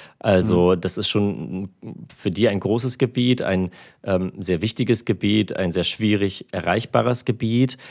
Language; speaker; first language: German; early bilingual, other home language; Armenian